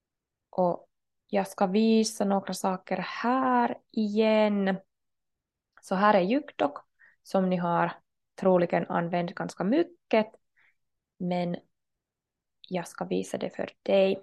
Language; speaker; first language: Swedish; non-native, local second language; Finnish